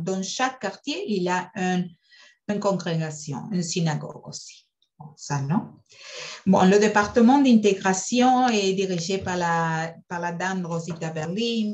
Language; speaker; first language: French; non-native, fluent; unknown